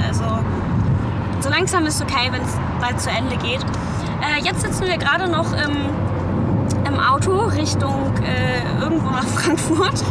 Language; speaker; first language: German; native; German